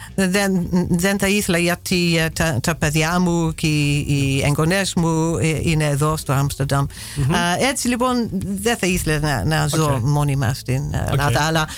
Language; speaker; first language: Greek; non-native, fluent; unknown